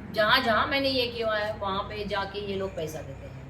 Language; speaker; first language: Hindi; non-native, local second language; Marathi